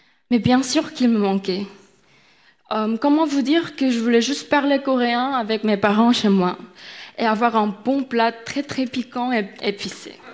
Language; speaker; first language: French; non-native, fluent; Korean